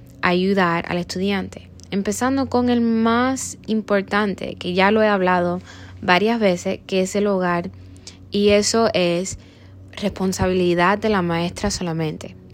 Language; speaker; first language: Spanish; early bilingual, heritage; Spanish